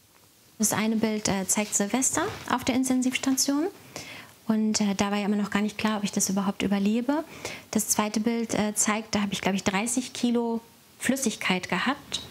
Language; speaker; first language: German; native; German